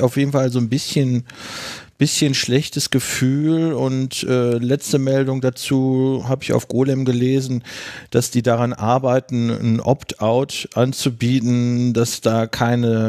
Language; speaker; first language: German; native; German